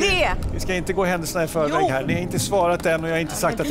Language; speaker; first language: Swedish; native; Swedish